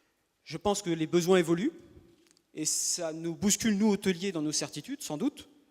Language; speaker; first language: French; native; French